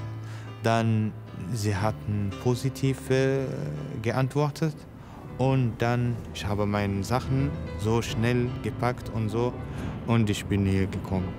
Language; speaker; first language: German; non-native, learner; Arabic